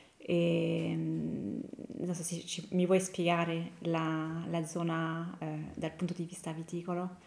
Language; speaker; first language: Italian; non-native, fluent; French